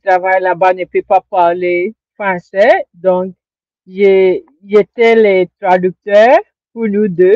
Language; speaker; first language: French; non-native, learner; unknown